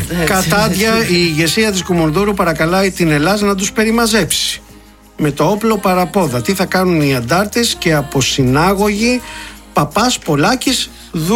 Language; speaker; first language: Greek; native; Greek